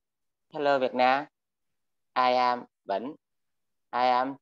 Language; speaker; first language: English; non-native, learner; Vietnamese